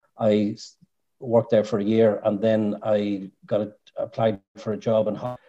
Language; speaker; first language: English; native; English